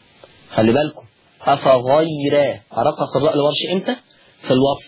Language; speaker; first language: Arabic; native; Arabic